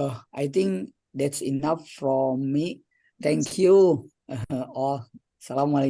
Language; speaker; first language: English; non-native, fluent; Indonesian